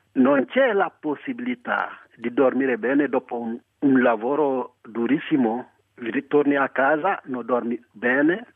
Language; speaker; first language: Italian; non-native, fluent; Wolof